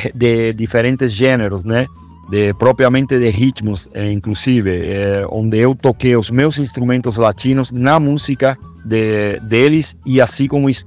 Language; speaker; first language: Portuguese; non-native, fluent; Spanish